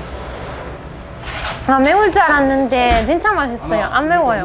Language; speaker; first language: Korean; non-native, fluent; Italian